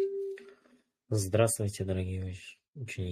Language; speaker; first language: Russian; non-native, local second language; Uzbek